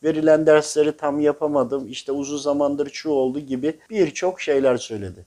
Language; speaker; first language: Turkish; native; Turkish